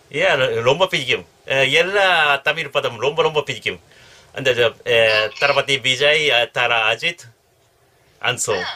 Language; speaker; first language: Tamil; non-native, learner; Japanese